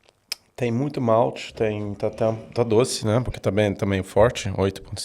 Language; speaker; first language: Portuguese; non-native, fluent; Swedish